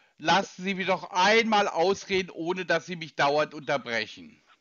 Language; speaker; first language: German; native; German